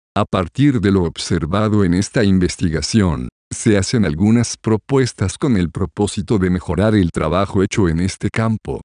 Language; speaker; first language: Spanish; native; Spanish